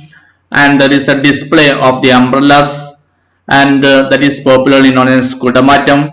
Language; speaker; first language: English; non-native, local second language; Malayalam